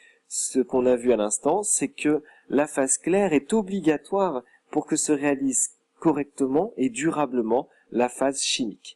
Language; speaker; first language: French; native; French